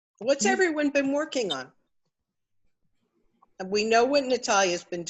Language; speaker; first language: English; native; English